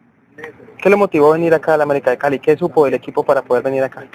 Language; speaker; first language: Spanish; native; Spanish